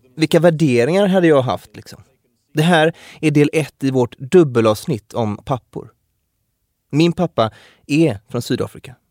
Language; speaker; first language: Swedish; native; Swedish